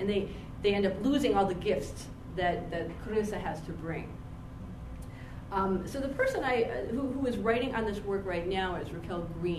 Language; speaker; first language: English; native; English